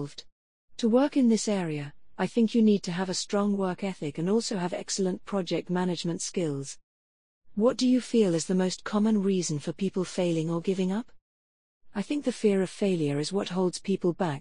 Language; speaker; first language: English; native; English